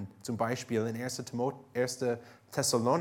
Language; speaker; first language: German; non-native, fluent; English